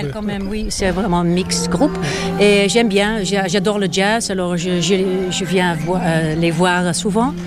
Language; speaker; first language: French; non-native, fluent; Dutch